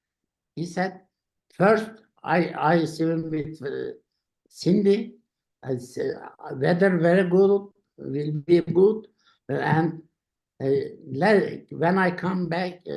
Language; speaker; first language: English; non-native, learner; Turkish